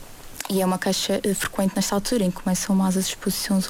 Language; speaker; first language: Portuguese; native; Portuguese